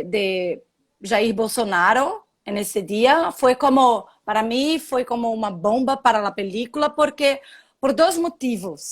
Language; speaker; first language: Spanish; non-native, learner; Portuguese